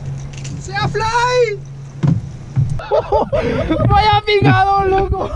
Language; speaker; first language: Spanish; native; Spanish